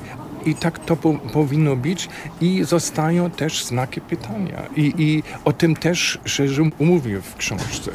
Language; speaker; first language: Polish; non-native, fluent; German